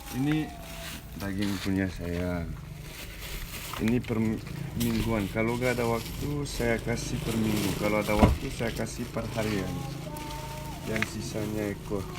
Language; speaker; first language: Indonesian; non-native, fluent; Turkish